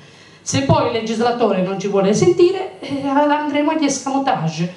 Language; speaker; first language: Italian; native; Italian